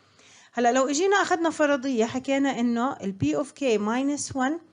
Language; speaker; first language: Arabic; native; Arabic